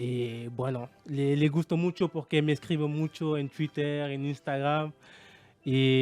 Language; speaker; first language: Spanish; non-native, learner; French